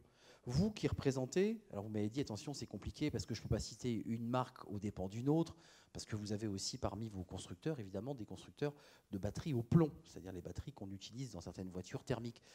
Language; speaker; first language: French; native; French